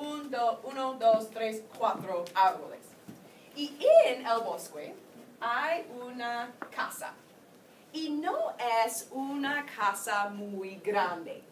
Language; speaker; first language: Spanish; non-native, fluent; English